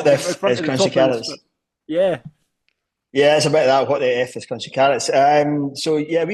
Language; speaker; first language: English; native; English